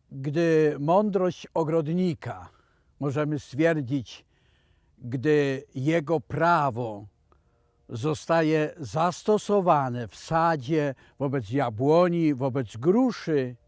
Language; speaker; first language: Polish; native; Polish